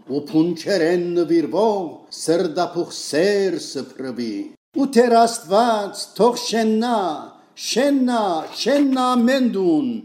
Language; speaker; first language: Armenian; native; Armenian